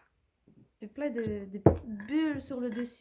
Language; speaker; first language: French; native; French